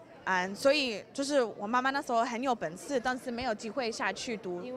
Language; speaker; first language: Chinese; early bilingual, heritage; English